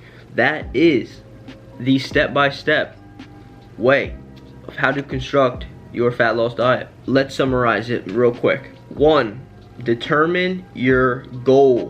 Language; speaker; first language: English; native; English